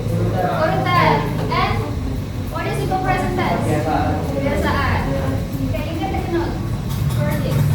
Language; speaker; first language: English; non-native, learner; Indonesian